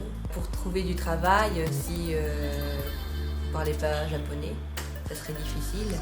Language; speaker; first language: French; non-native, fluent; Japanese